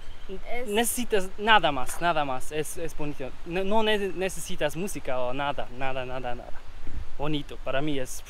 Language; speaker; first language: Spanish; non-native, learner; German